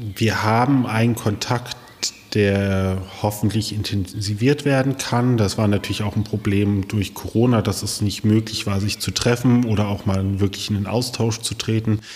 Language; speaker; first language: German; native; German